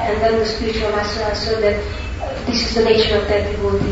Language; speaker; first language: English; non-native, fluent; Hungarian